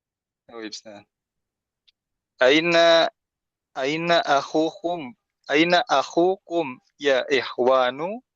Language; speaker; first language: Arabic; non-native, learner; Indonesian